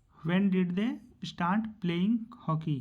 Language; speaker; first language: English; non-native, local second language; Hindi